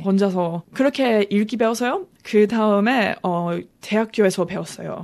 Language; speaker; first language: Korean; non-native, learner; English